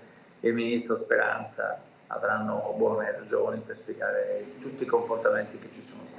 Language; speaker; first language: Italian; native; Italian